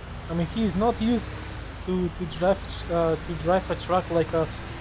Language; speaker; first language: English; non-native, fluent; Macedonian